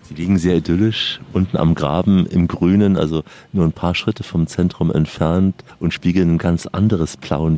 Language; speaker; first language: German; native; German